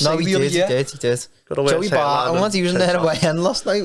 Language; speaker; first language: English; native; English